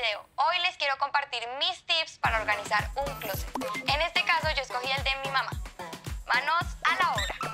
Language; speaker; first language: Spanish; native; Spanish